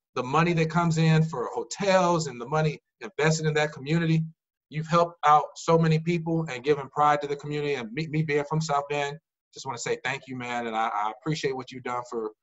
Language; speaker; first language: English; native; English